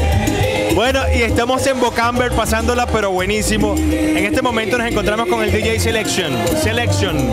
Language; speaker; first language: Spanish; native; Spanish